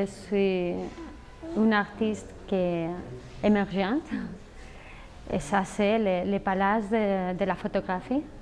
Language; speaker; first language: French; non-native, fluent; Spanish